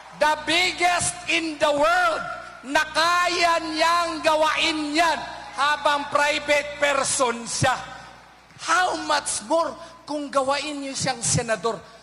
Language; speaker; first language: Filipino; non-native, local second language; Cebuano